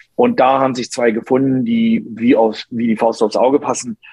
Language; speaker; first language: German; non-native, local second language; English